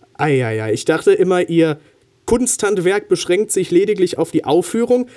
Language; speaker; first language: German; native; German